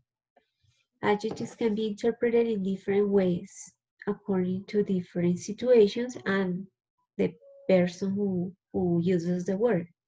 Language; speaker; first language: English; non-native, fluent; Spanish